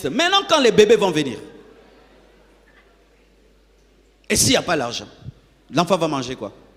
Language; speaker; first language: French; non-native, local second language; Lingala